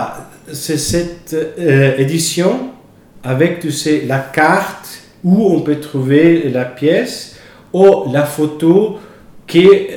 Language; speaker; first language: French; non-native, fluent; Italian